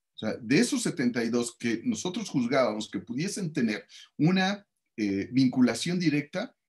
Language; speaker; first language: Spanish; native; Spanish